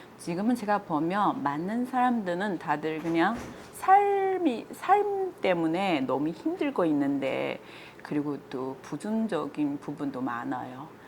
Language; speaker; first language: Korean; non-native, fluent; Chinese